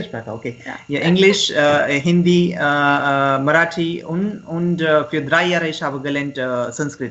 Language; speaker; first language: German; non-native, learner; Marathi